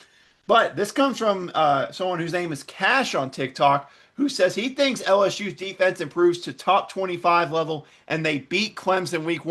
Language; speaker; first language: English; native; English